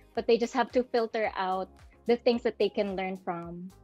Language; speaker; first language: English; non-native, local second language; Cebuano